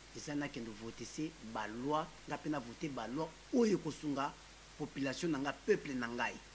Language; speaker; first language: Lingala; native; Lingala